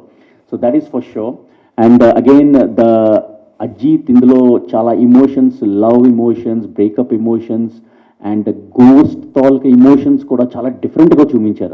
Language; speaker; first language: Telugu; early bilingual, heritage; English